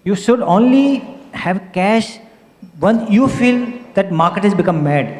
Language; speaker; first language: English; non-native, local second language; Hindi